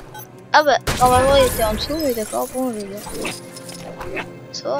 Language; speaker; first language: French; native; French